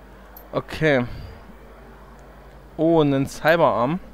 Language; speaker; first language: German; native; German